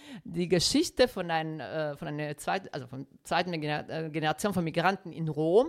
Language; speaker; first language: German; non-native, fluent; Italian